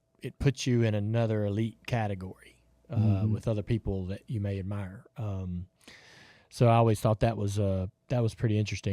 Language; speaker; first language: English; native; English